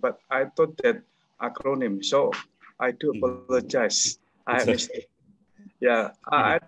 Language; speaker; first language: English; non-native, learner; Indonesian